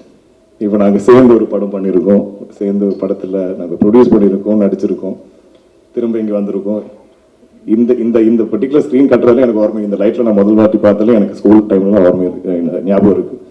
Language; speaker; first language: Tamil; non-native, local second language; Malayalam